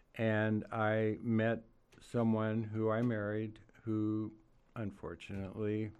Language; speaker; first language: English; native; English